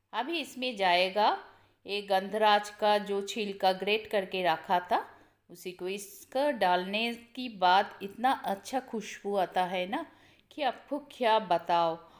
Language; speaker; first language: Hindi; non-native, local second language; Bangla